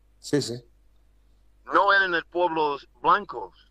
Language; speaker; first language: Spanish; non-native, learner; English